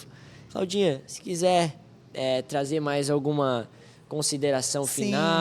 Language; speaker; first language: Portuguese; native; Portuguese